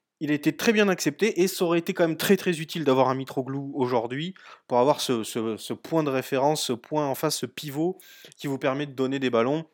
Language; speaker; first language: French; native; French